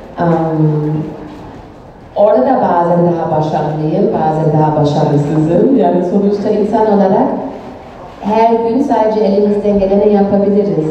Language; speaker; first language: Turkish; non-native, fluent; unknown